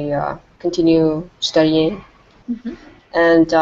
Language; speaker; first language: English; non-native, fluent; Vietnamese